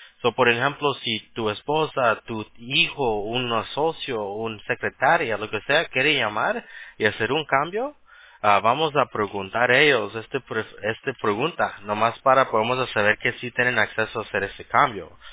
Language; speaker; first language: Spanish; early bilingual, heritage; Spanish